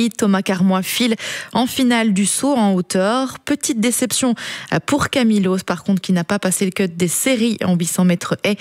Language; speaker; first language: French; native; French